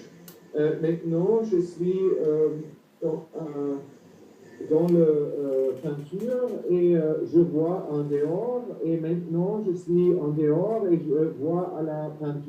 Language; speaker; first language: French; non-native, fluent; German